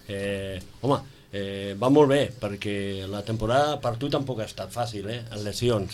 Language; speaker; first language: Catalan; native; Catalan